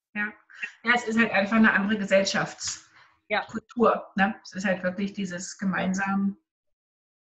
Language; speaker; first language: German; native; German